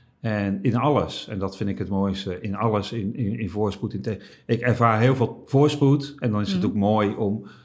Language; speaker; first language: Dutch; native; Dutch